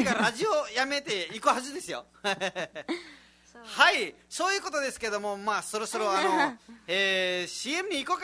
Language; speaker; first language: Japanese; non-native, fluent; Nepali